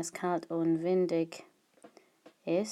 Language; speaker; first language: German; non-native, fluent; English